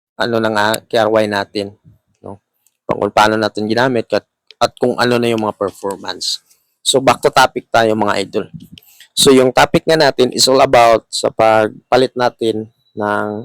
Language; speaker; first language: Filipino; non-native, local second language; Hiligaynon